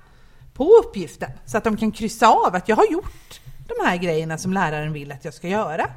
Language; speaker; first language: Swedish; native; Swedish